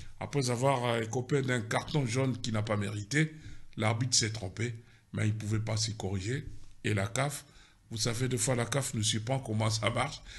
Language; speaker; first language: French; non-native, local second language; Lingala